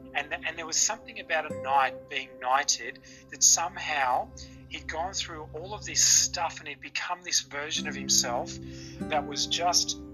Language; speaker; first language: English; native; English